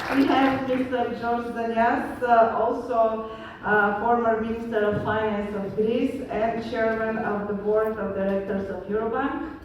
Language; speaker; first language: English; non-native, fluent; Bulgarian